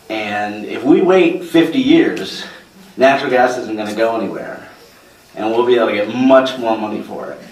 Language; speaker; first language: English; native; English